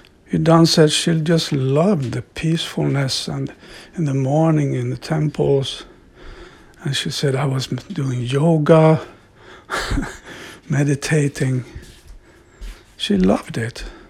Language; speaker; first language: English; non-native, fluent; Swedish